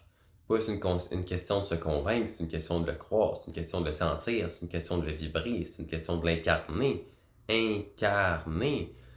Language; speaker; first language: French; native; French